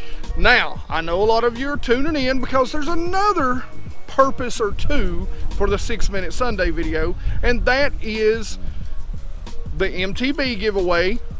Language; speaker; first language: English; native; English